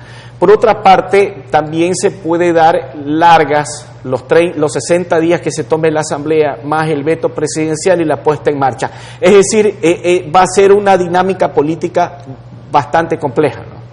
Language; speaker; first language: Spanish; native; Spanish